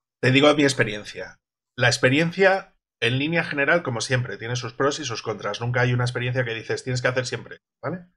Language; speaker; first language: Spanish; native; Spanish